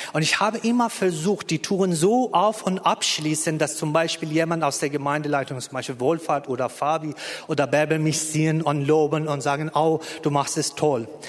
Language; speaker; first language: German; non-native, fluent; Persian